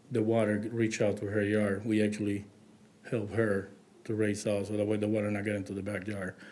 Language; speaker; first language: English; non-native, learner; Spanish